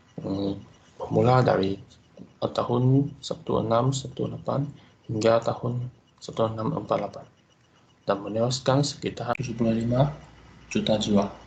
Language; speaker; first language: Malay; non-native, local second language; Chinese